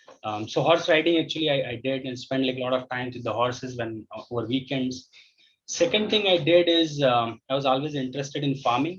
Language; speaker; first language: English; non-native, local second language; Hindi